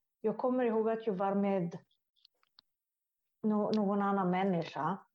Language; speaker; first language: Swedish; non-native, fluent; Italian